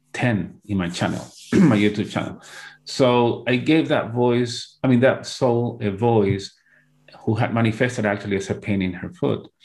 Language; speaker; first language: English; non-native, fluent; Spanish